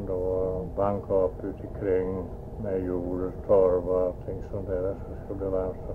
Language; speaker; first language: Swedish; early bilingual, heritage; Swedish